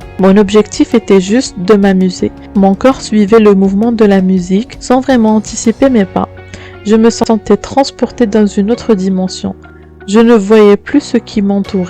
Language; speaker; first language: French; native; French